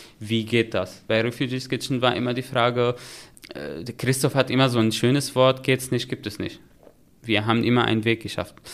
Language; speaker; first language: German; non-native, fluent; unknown